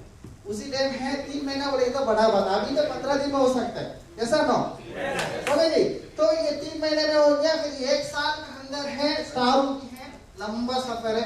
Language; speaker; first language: Hindi; non-native, local second language; Tamil